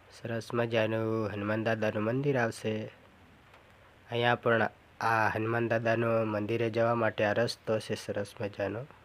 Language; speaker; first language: Gujarati; non-native, local second language; Bhili